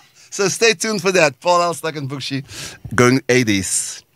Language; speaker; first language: English; non-native, fluent; Dutch